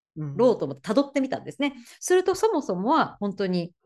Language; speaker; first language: Japanese; native; Japanese